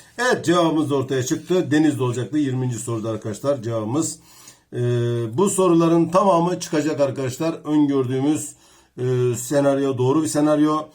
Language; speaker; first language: Turkish; native; Turkish